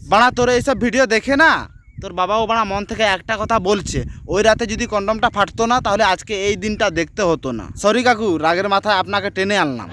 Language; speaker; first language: Bangla; non-native, local second language; Santali